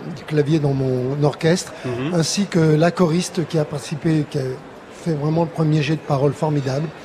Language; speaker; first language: French; native; French